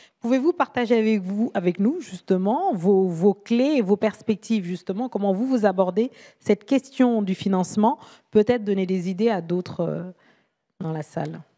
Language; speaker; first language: French; native; French